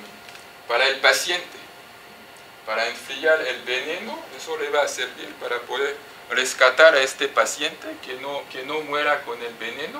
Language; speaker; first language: Spanish; non-native, fluent; French